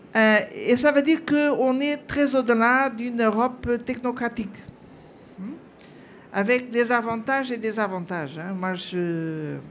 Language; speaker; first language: French; non-native, fluent; Portuguese